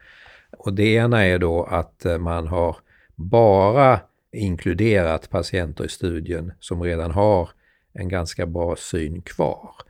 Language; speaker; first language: Swedish; native; Swedish